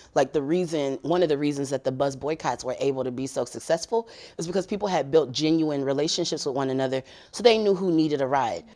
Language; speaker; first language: English; native; English